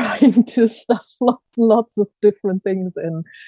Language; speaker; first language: English; non-native, fluent; German